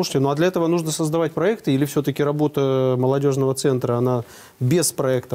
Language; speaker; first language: Russian; native; Russian